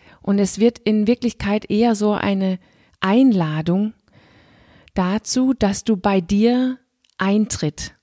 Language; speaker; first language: German; non-native, fluent; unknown